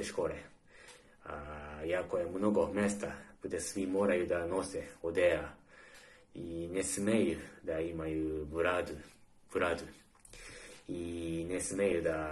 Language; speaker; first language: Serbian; non-native, learner; Japanese